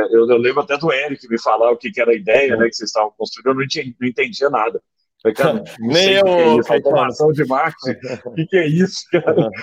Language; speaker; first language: Portuguese; native; Portuguese